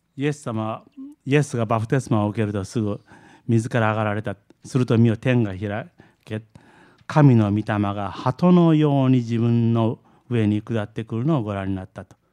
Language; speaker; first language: Japanese; early bilingual, heritage; Japanese